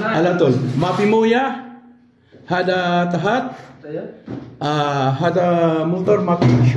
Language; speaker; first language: Arabic; non-native, learner; Filipino